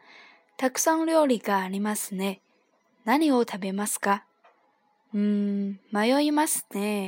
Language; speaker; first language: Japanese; non-native, fluent; Chinese